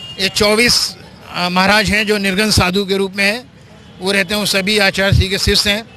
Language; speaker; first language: Hindi; native; Hindi